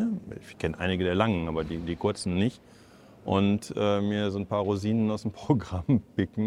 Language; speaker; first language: German; native; German